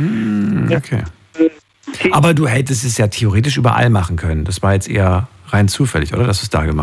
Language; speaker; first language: German; native; German